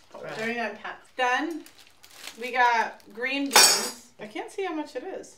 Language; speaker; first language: English; native; English